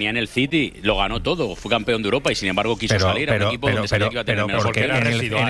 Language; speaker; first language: Spanish; native; Spanish